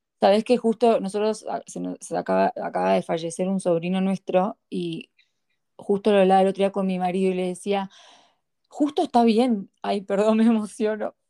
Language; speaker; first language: Spanish; native; Spanish